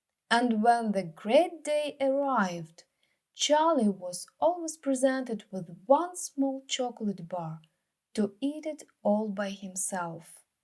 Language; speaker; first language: English; non-native, fluent; Ukrainian